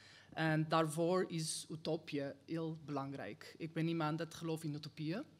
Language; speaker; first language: Dutch; non-native, fluent; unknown